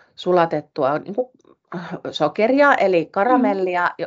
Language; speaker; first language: Finnish; native; Finnish